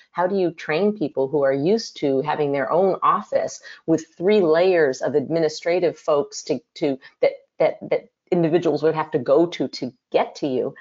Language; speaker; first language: English; native; English